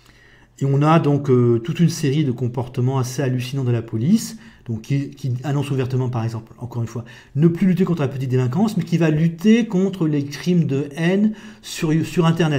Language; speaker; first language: French; native; French